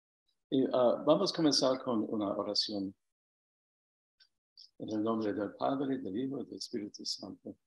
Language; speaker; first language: Spanish; non-native, fluent; English